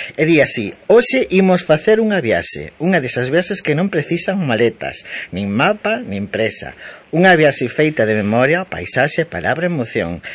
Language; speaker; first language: Galician; native; Galician